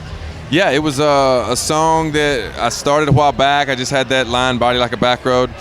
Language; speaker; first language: English; native; English